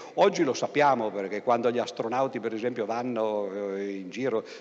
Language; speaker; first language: Italian; native; Italian